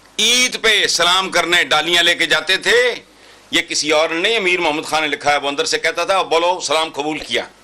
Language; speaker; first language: Urdu; non-native, local second language; Punjabi